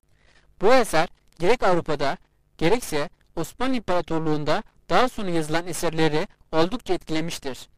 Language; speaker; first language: Turkish; native; Turkish